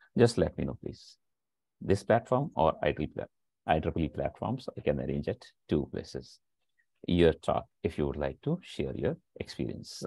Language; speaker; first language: English; non-native, local second language; Hindi